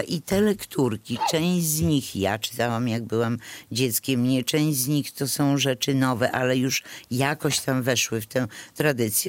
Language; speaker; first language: Polish; native; Polish